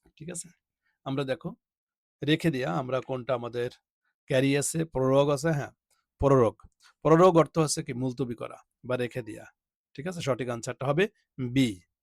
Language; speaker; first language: Bangla; native; Bangla